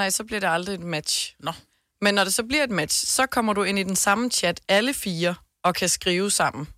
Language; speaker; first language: Danish; native; Danish